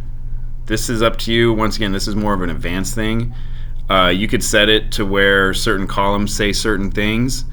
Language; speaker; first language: English; native; English